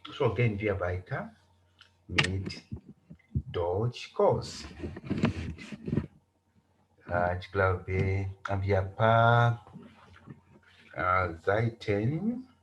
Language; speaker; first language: German; non-native, fluent; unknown